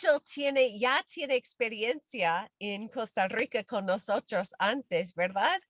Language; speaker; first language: Spanish; non-native, fluent; English